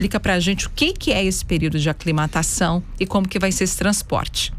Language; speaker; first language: Portuguese; native; Portuguese